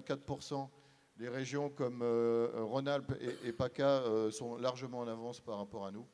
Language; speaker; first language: French; native; French